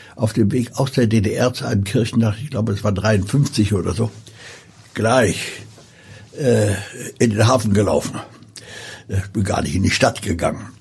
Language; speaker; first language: German; early bilingual, other home language; Polish